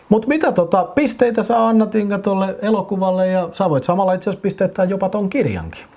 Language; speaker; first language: Finnish; native; Finnish